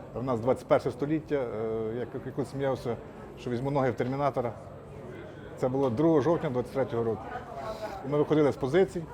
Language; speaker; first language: Ukrainian; native; Ukrainian